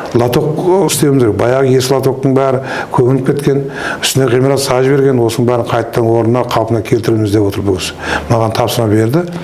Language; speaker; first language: Kazakh; native; Kazakh